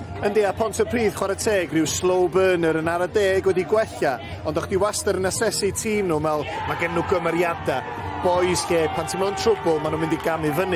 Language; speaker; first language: Welsh; native; Welsh